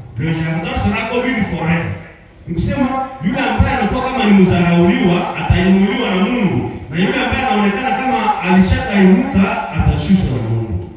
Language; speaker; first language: Swahili; non-native, local second language; Nande